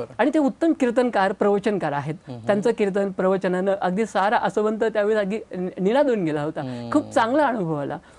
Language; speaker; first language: Marathi; native; Marathi